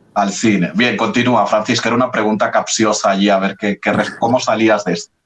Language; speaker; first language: Spanish; native; Spanish